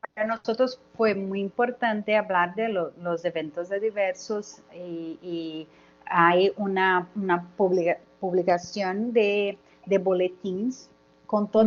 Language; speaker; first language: Spanish; non-native, learner; Portuguese